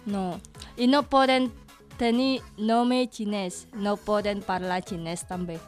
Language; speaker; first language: Catalan; non-native, learner; Indonesian